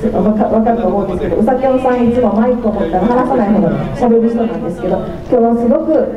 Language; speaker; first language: Japanese; native; Japanese